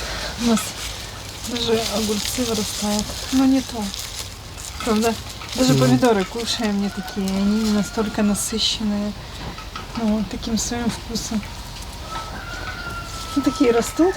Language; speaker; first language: Russian; native; Russian